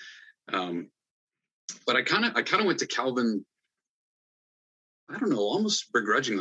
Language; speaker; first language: English; native; English